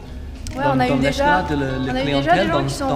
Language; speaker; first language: French; native; French